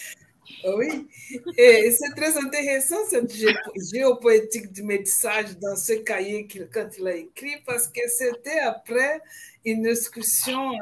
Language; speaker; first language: French; non-native, fluent; Portuguese